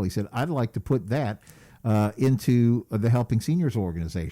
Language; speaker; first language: English; native; English